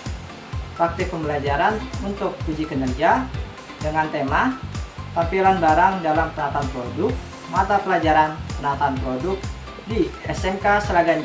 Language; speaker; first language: Indonesian; native; Indonesian